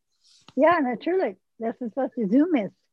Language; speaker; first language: German; early bilingual, heritage; English